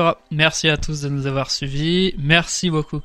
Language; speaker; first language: French; native; French